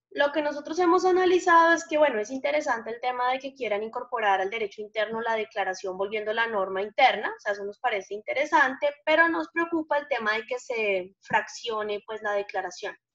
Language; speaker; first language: Spanish; native; Spanish